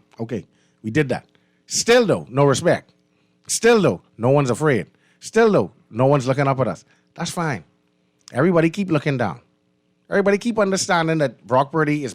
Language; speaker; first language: English; native; English